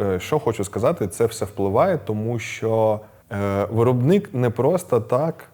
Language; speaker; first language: Ukrainian; non-native, local second language; Russian